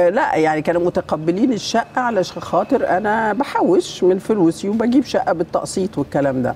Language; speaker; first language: Arabic; native; Arabic